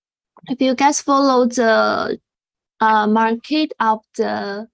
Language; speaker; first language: English; non-native, fluent; Chinese